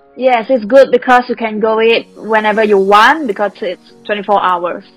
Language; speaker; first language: English; non-native, local second language; Chinese